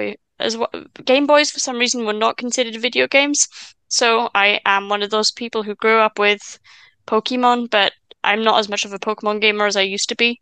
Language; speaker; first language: English; native; English